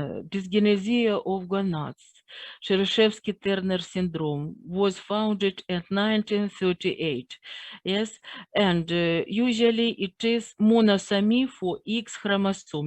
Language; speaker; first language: English; non-native, fluent; Russian